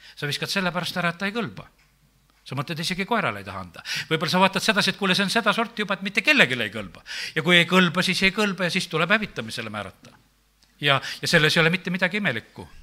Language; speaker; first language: Estonian; native; Estonian